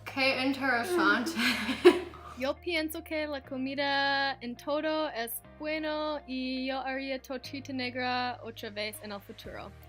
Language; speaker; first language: Spanish; non-native, learner; English